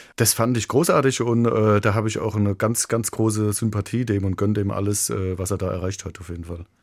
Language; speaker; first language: German; native; German